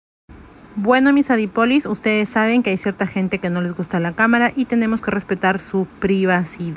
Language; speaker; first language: Spanish; native; Spanish